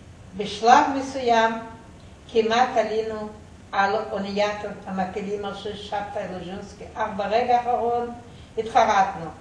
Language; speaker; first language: Hebrew; non-native, fluent; Yiddish